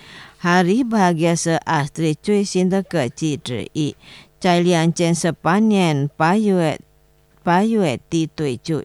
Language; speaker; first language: Chinese; non-native, learner; Indonesian